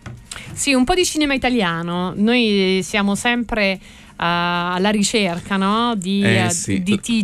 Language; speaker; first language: Italian; native; Italian